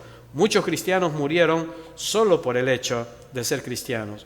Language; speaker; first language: Spanish; native; Spanish